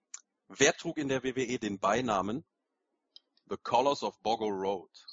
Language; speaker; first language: German; native; German